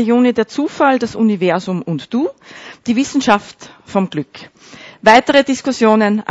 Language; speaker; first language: German; native; German